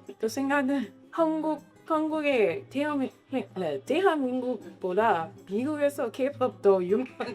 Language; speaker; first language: Korean; non-native, learner; English